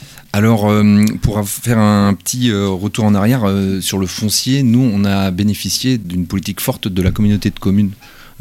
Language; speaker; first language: French; native; French